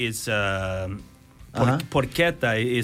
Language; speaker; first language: Spanish; non-native, learner; English